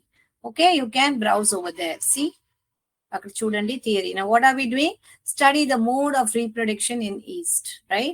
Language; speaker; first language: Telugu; non-native, learner; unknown